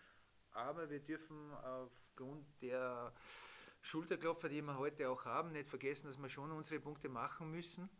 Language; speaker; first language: German; native; German